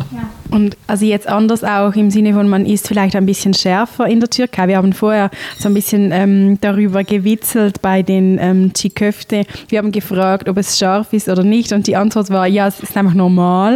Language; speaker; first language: German; native; German